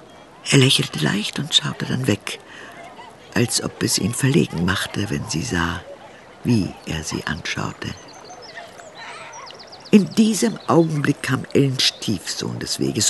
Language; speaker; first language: German; native; German